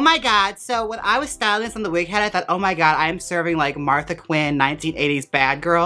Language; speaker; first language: English; native; English